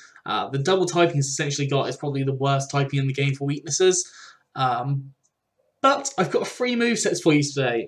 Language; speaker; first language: English; native; English